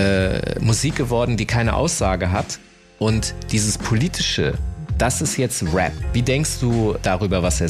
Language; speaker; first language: German; native; German